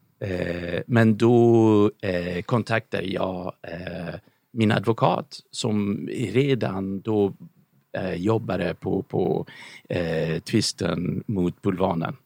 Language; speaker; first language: Swedish; non-native, fluent; English